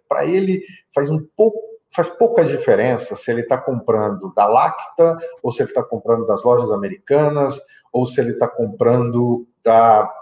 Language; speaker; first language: Portuguese; native; Portuguese